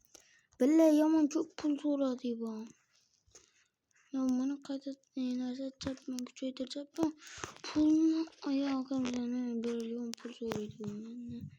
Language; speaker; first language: Turkish; non-native, learner; Uzbek